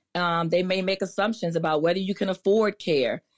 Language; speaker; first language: English; native; English